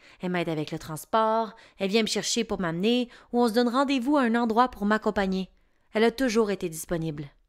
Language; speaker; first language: French; native; French